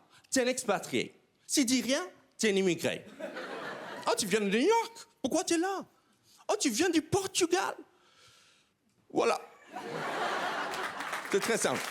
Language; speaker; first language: French; non-native, fluent; English